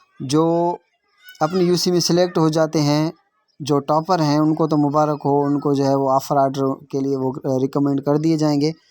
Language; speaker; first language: Urdu; non-native, local second language; Sindhi